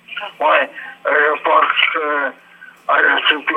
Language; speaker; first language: French; native; French